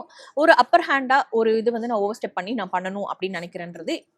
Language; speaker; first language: Tamil; native; Tamil